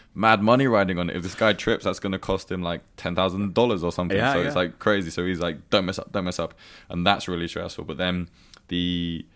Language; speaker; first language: English; native; English